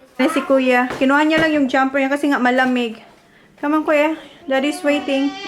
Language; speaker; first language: Filipino; non-native, local second language; Bikol